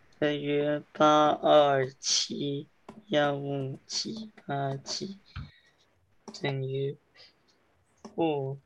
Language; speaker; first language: Chinese; early bilingual, heritage; Chinese